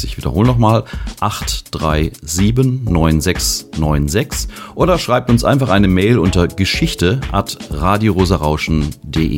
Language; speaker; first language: German; native; German